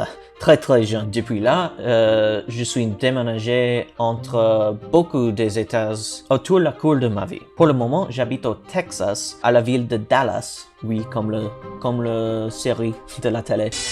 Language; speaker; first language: French; non-native, learner; English